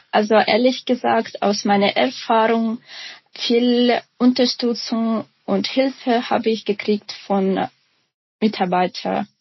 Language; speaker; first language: German; non-native, fluent; Ukrainian